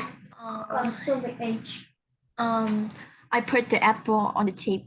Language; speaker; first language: English; non-native, learner; Vietnamese